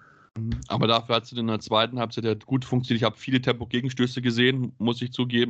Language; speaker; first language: German; native; German